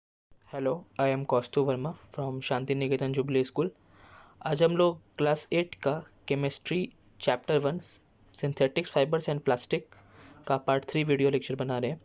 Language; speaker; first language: Hindi; native; Hindi